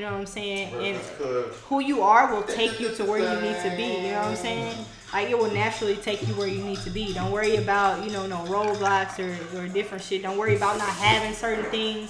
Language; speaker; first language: English; native; English